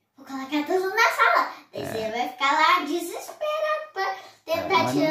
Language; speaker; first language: Portuguese; native; Portuguese